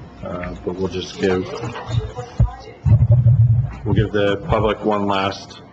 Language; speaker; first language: English; native; English